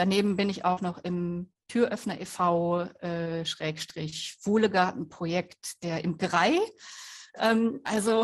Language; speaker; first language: German; native; German